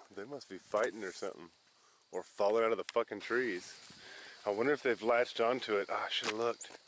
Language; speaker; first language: English; native; English